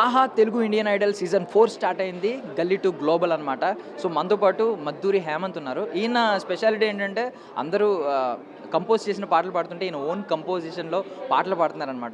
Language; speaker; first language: Telugu; native; Telugu